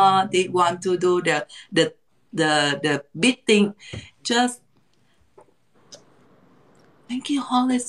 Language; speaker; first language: English; non-native, learner; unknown